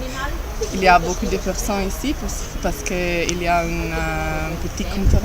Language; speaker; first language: French; non-native, learner; Italian